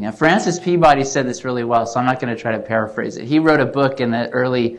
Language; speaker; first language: English; native; English